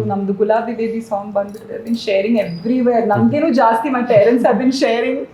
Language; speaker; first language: Kannada; non-native, local second language; Malayalam